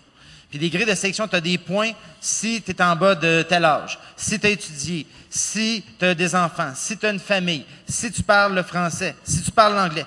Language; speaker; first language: French; native; French